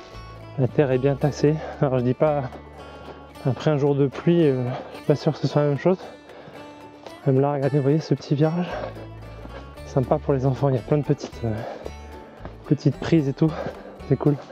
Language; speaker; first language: French; native; French